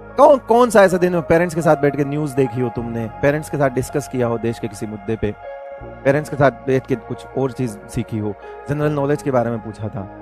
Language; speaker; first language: Hindi; native; Hindi